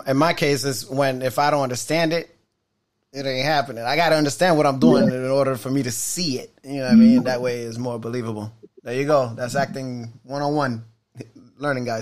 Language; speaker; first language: English; native; English